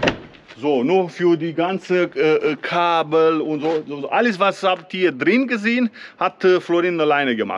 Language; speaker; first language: German; non-native, learner; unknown